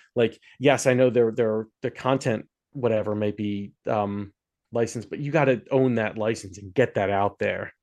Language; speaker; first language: English; native; English